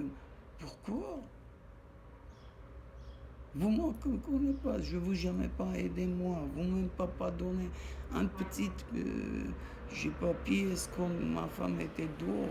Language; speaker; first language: French; non-native, learner; Armenian